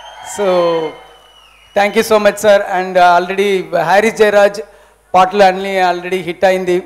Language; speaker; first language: Telugu; non-native, learner; Tamil